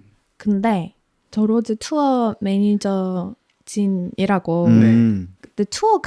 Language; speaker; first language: Korean; non-native, fluent; Polish